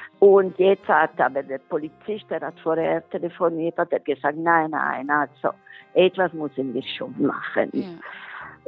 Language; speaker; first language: German; non-native, local second language; Italian